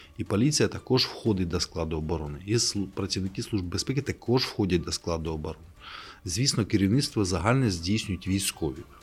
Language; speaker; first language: Ukrainian; native; Ukrainian